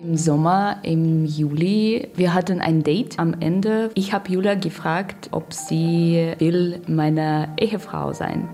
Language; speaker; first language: German; non-native, learner; Russian